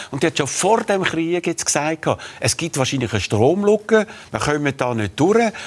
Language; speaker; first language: German; native; German